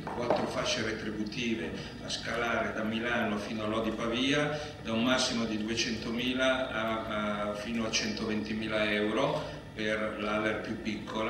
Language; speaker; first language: Italian; native; Italian